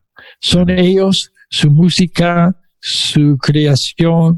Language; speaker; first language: Spanish; non-native, fluent; English